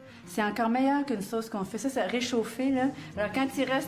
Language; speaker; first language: French; native; French